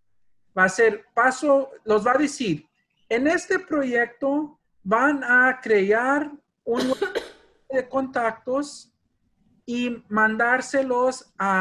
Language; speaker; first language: Spanish; early bilingual, heritage; Spanish